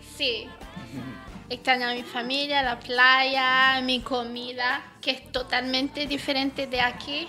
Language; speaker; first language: Spanish; non-native, learner; Haitian Creole